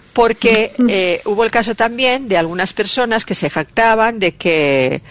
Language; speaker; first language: Spanish; native; Spanish